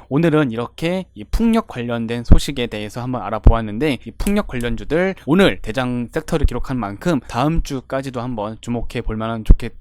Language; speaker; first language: Korean; native; Korean